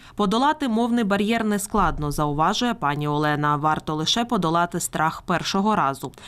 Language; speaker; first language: Ukrainian; native; Ukrainian